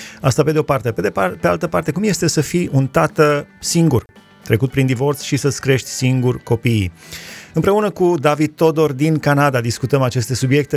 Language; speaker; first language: Romanian; native; Romanian